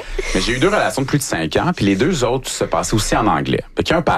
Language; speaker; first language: French; native; French